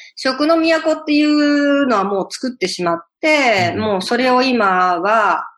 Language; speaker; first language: Japanese; native; Japanese